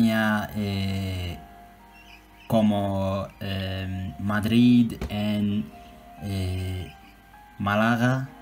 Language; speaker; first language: Spanish; non-native, learner; Turkish